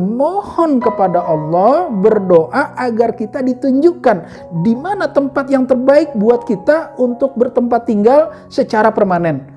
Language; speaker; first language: Indonesian; native; Indonesian